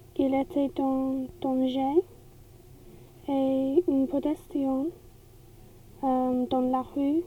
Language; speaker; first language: French; non-native, learner; English